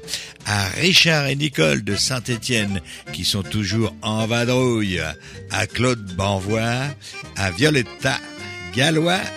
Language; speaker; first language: French; native; French